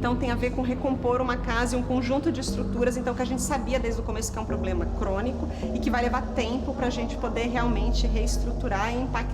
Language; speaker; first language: Portuguese; native; Portuguese